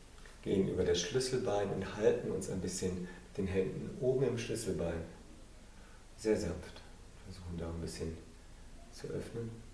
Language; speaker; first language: German; non-native, fluent; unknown